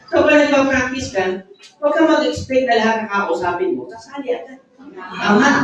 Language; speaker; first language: Filipino; native; Filipino